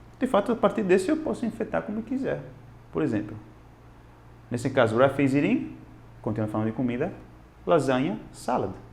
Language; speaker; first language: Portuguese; non-native, fluent; Italian